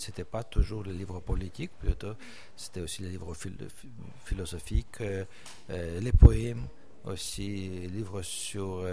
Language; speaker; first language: French; non-native, fluent; Russian